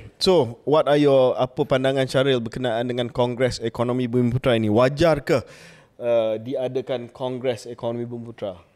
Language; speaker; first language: Malay; native; Malay